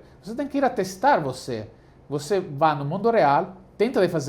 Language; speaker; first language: Portuguese; non-native, fluent; Italian